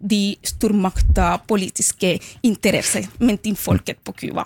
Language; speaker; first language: Norwegian; non-native, fluent; Spanish